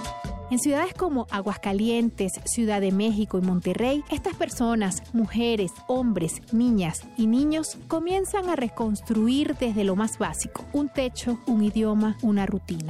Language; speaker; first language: Spanish; native; Spanish